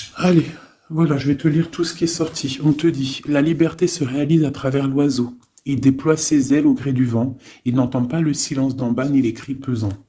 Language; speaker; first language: French; native; French